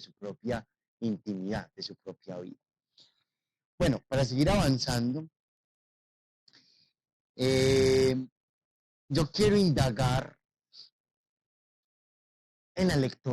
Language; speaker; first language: Spanish; native; Spanish